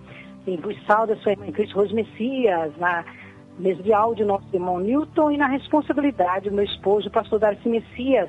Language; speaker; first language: Portuguese; native; Portuguese